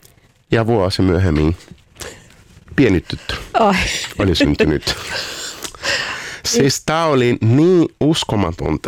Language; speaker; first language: Finnish; non-native, fluent; Portuguese